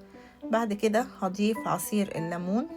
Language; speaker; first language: Arabic; native; Arabic